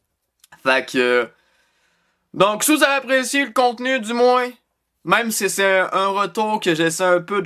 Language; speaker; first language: French; native; French